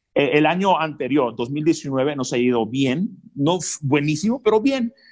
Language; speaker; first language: Spanish; early bilingual, other home language; English